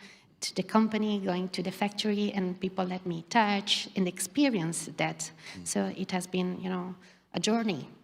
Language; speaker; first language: English; non-native, fluent; Italian